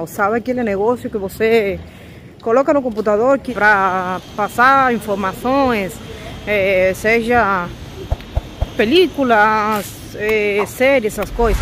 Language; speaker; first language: Portuguese; non-native, fluent; Spanish